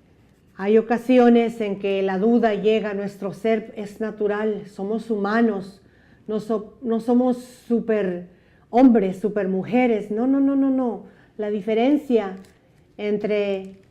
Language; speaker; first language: Spanish; native; Spanish